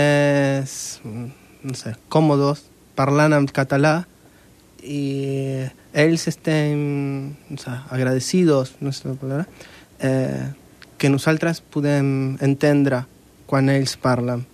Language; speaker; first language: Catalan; non-native, learner; Spanish